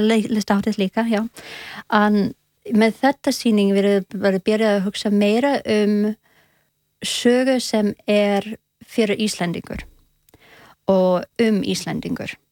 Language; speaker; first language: Icelandic; non-native, learner; English